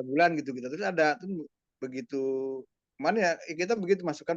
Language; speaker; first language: Indonesian; native; Indonesian